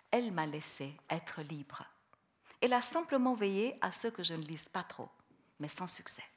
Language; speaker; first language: French; non-native, fluent; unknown